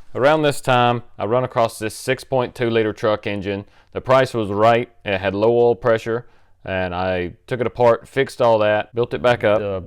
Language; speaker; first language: English; native; English